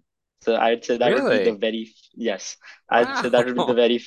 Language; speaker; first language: English; non-native, local second language; Hindi